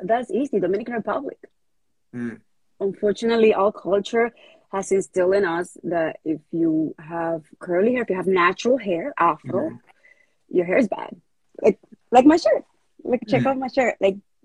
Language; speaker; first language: English; early bilingual, other home language; Spanish